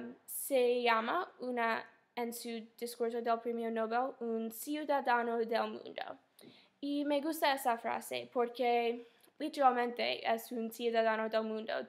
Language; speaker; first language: Spanish; non-native, fluent; English